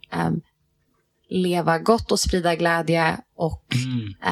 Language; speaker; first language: Swedish; native; Swedish